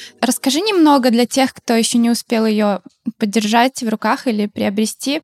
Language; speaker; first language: Russian; native; Russian